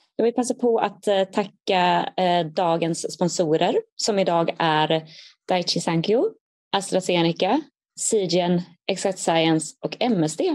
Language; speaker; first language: Swedish; native; Swedish